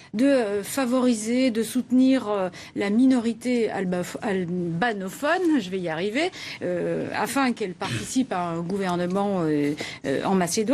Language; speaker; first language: French; native; French